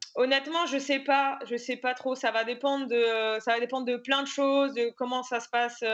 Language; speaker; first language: French; native; French